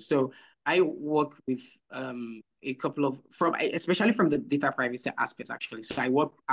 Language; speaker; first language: English; non-native, local second language; Yoruba